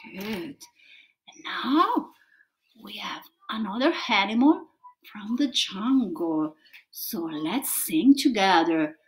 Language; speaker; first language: English; non-native, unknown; Italian